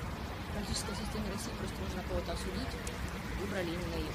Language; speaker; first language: Russian; native; Russian